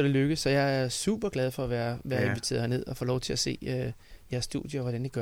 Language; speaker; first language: Danish; native; Danish